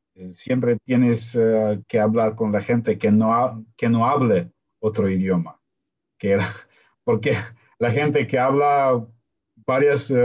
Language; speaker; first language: Spanish; non-native, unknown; Russian